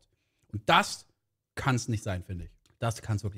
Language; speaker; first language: German; native; German